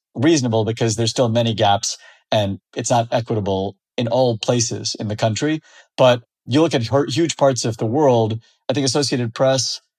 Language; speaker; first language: English; native; English